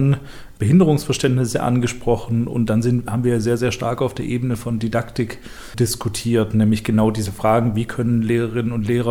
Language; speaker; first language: German; native; German